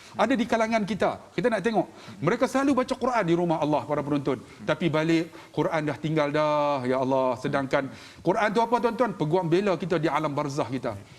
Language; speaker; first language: Malay; native; Malay